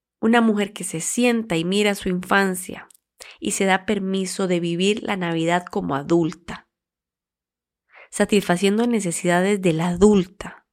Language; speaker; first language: Spanish; native; Spanish